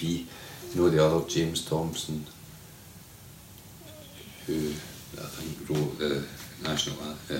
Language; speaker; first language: English; native; English